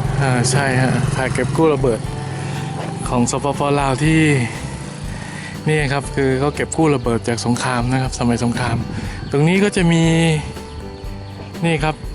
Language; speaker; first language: Thai; native; Thai